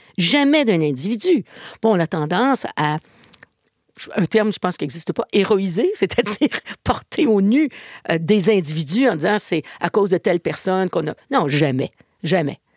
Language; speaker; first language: French; native; French